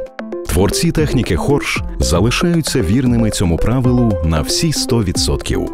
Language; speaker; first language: Ukrainian; native; Ukrainian